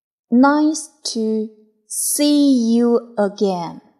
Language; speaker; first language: English; non-native, fluent; Chinese